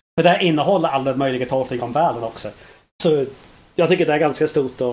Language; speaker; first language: Swedish; non-native, fluent; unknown